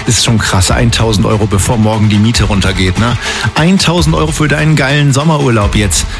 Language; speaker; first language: German; native; German